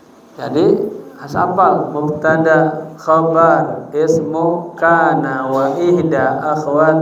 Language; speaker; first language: Arabic; non-native, fluent; Indonesian